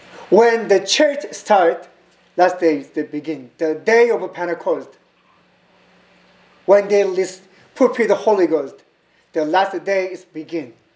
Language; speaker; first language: English; non-native, learner; Korean